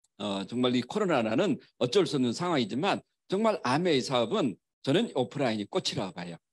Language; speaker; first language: Korean; native; Korean